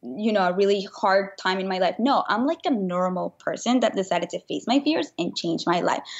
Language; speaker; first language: English; non-native, fluent; Spanish